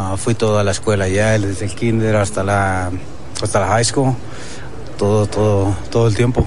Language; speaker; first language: Spanish; early bilingual, heritage; Spanish